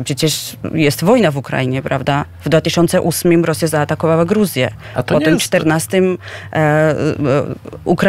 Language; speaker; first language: Polish; non-native, fluent; Georgian